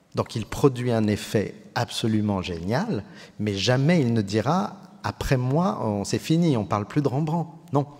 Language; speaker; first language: French; native; French